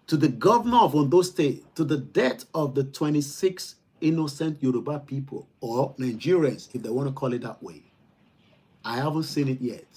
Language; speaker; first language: English; non-native, local second language; Yoruba